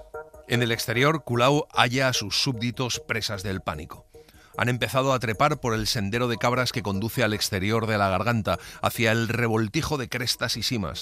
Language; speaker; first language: Spanish; native; Spanish